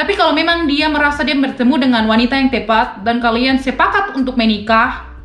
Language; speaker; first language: Indonesian; non-native, local second language; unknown